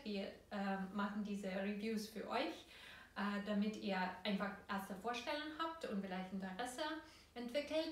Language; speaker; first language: German; non-native, fluent; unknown